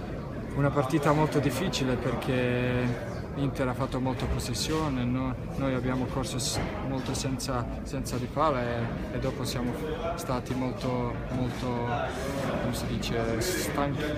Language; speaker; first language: Italian; non-native, fluent; Bosnian